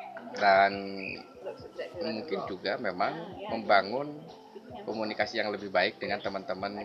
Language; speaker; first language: Indonesian; native; Indonesian